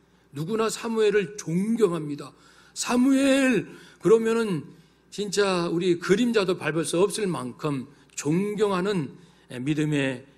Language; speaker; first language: Korean; native; Korean